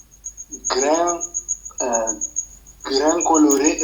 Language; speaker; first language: French; non-native, local second language; Comorian